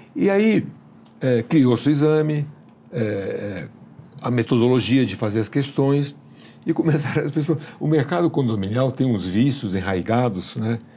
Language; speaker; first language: Portuguese; early bilingual, other home language; Hungarian